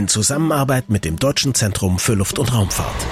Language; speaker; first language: German; native; German